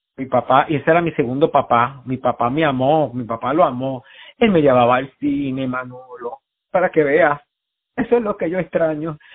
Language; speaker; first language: Spanish; native; Spanish